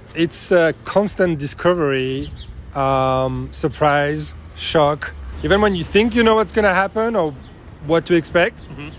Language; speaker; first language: English; non-native, fluent; French